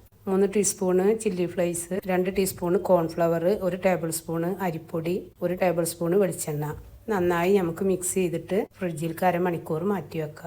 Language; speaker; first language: Malayalam; native; Malayalam